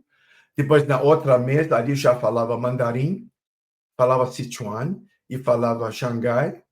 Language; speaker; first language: Portuguese; non-native, fluent; Chinese